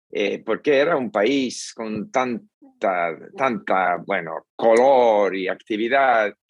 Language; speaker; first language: Spanish; non-native, fluent; English